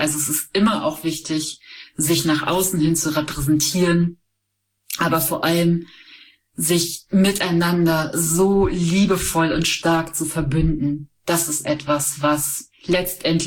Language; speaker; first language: German; native; German